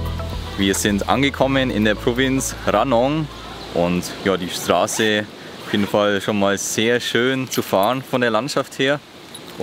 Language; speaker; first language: German; native; German